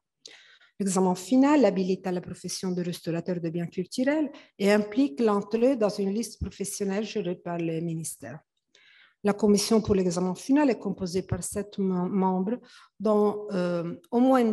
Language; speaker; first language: French; non-native, fluent; Italian